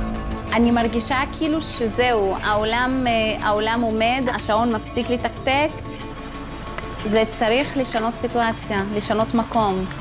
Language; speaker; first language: Hebrew; non-native, local second language; Arabic